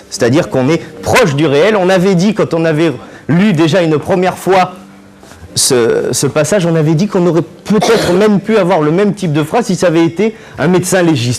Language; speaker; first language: French; native; French